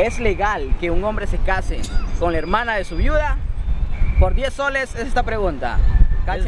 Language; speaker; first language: Spanish; native; Spanish